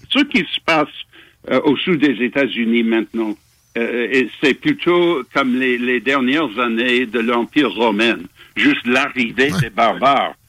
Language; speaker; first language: French; non-native, fluent; English